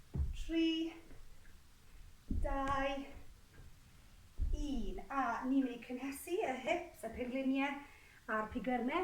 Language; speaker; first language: Welsh; native; Welsh